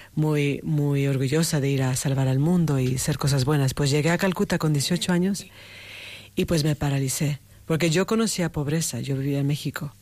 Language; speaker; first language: Spanish; native; Spanish